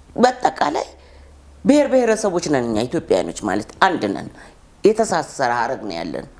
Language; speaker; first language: Amharic; native; Amharic